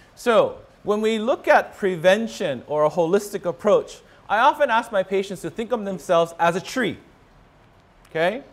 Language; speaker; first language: English; native; English